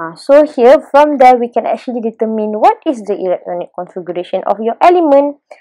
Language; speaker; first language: English; non-native, local second language; Malay